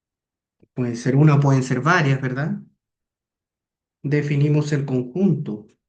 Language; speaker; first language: Spanish; native; Spanish